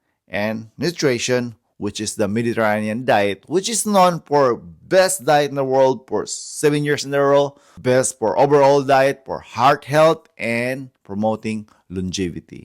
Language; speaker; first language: English; non-native, fluent; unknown